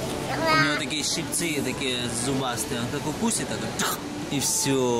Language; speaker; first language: Russian; native; Russian